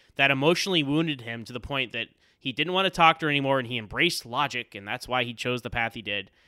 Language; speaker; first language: English; native; English